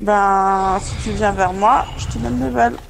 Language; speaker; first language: French; native; French